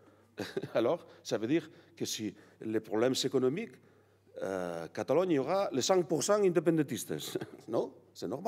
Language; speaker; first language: French; non-native, learner; Catalan